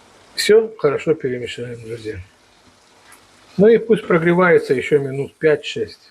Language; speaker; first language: Russian; native; Russian